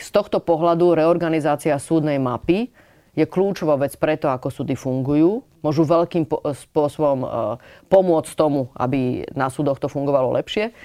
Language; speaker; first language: Slovak; native; Slovak